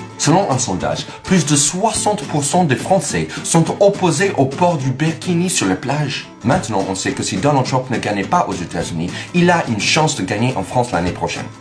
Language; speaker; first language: French; non-native, fluent; English